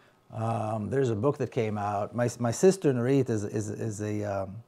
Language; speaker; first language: English; non-native, fluent; Hebrew